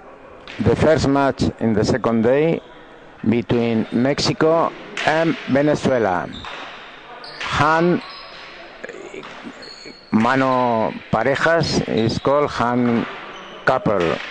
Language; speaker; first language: English; non-native, learner; Spanish